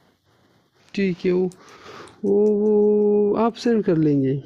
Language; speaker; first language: Hindi; non-native, local second language; Pashto